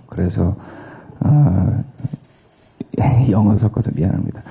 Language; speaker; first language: Korean; early bilingual, heritage; Korean